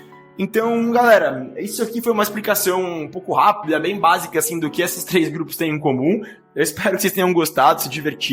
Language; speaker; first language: Portuguese; native; Portuguese